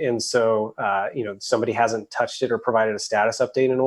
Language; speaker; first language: English; native; English